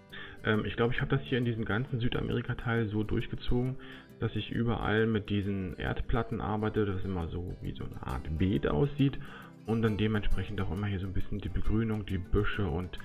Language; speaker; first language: German; native; German